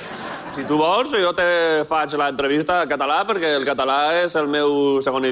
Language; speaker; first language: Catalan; non-native, local second language; Spanish